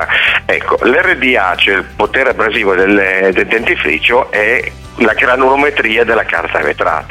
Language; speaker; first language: Italian; native; Italian